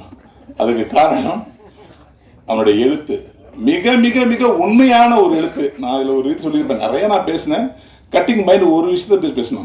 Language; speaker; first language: Tamil; native; Tamil